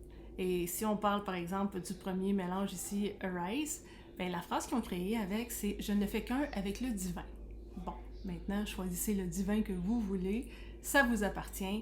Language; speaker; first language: French; native; French